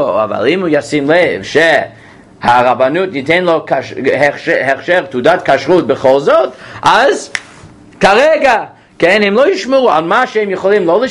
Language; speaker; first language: Hebrew; non-native, fluent; English